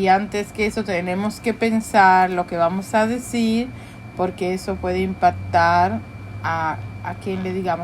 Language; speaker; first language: Spanish; early bilingual, heritage; Spanish